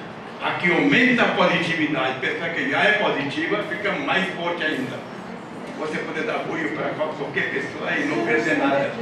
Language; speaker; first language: Portuguese; non-native, fluent; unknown